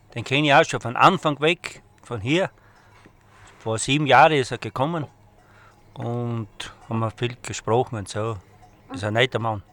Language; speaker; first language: German; native; German